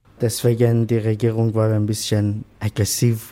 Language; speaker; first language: German; non-native, learner; Persian